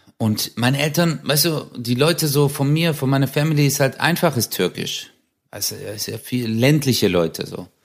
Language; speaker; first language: German; early bilingual, other home language; Turkish